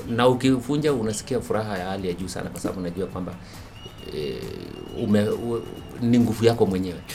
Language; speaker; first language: Swahili; non-native, local second language; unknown